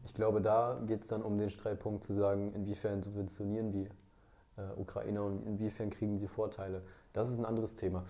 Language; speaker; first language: German; native; German